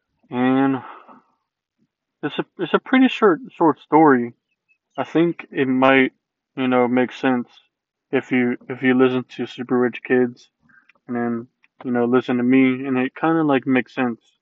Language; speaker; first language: English; early bilingual, other home language; Spanish